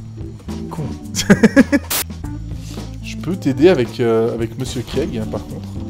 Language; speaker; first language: French; native; French